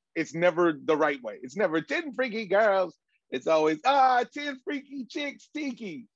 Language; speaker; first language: English; native; English